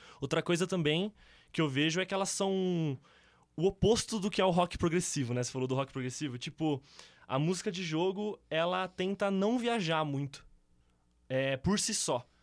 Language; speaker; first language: Portuguese; native; Portuguese